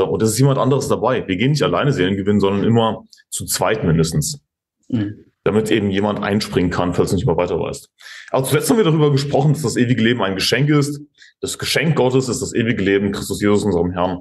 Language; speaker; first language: German; native; German